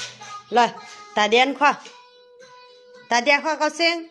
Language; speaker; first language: Chinese; non-native, learner; Nepali